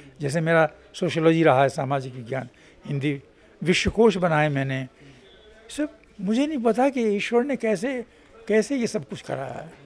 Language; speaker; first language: Hindi; native; Hindi